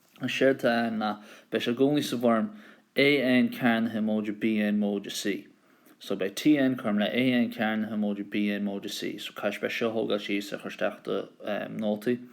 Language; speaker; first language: Irish; native; Irish